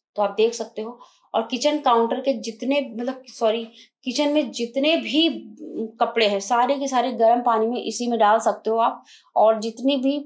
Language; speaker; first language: Hindi; native; Hindi